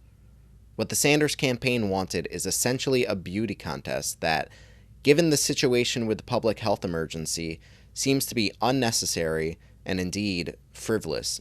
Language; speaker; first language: English; native; English